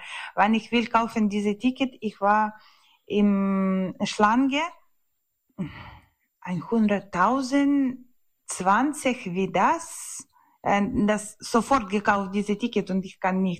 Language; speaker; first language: German; non-native, learner; Ukrainian